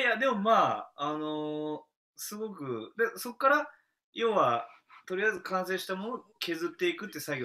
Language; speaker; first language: Japanese; native; Japanese